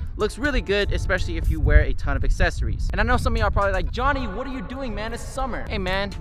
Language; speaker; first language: English; native; English